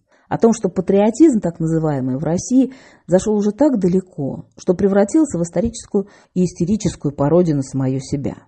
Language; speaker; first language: Russian; native; Russian